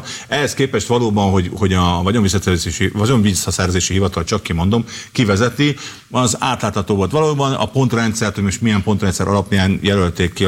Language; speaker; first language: Hungarian; native; Hungarian